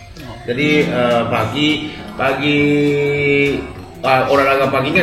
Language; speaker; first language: Indonesian; non-native, learner; Japanese